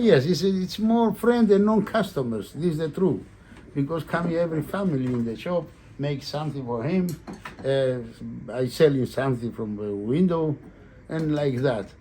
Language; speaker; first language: English; non-native, learner; Greek